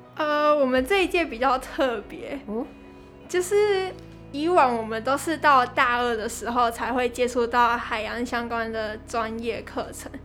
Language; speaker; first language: Chinese; native; Chinese